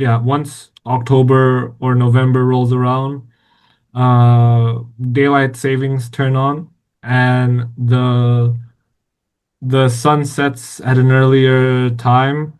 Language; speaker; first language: English; non-native, fluent; Indonesian